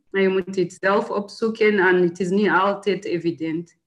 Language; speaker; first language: Dutch; non-native, learner; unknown